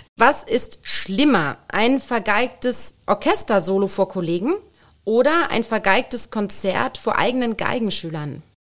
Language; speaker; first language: German; native; German